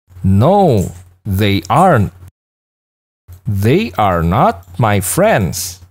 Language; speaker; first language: English; non-native, fluent; Indonesian